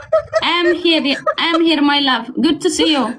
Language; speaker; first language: English; non-native, learner; Amharic